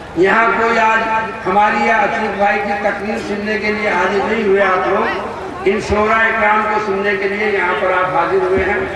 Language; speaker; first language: Hindi; native; Hindi